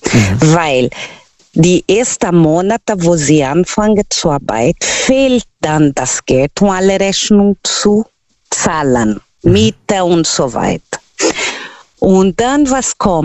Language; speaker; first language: German; non-native, learner; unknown